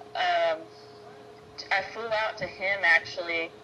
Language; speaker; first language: English; native; English